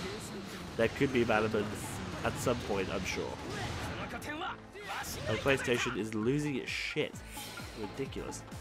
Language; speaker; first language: English; native; English